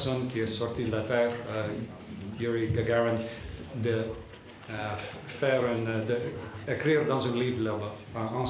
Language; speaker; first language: French; non-native, learner; English